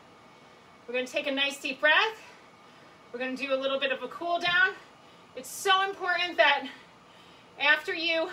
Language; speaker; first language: English; native; English